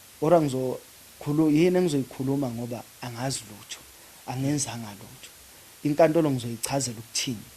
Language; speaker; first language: Zulu; native; Zulu